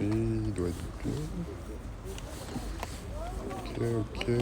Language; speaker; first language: French; native; French